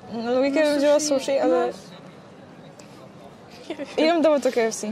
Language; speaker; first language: Polish; native; Polish